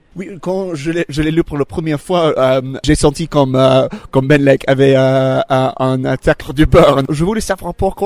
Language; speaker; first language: French; non-native, learner; English